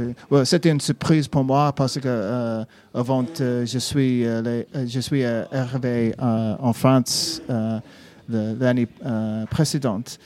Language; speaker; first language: French; non-native, learner; English